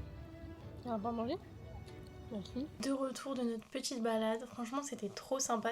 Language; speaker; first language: French; native; French